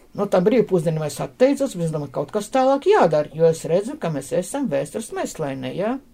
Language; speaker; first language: Latvian; non-native, local second language; Russian